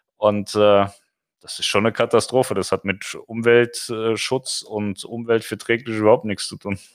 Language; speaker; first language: German; native; German